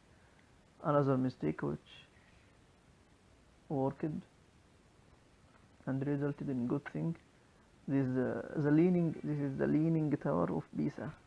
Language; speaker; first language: English; non-native, local second language; Arabic